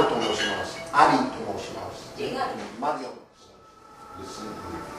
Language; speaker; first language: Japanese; non-native, fluent; English